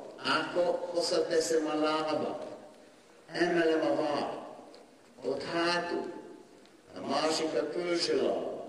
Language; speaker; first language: Hungarian; non-native, learner; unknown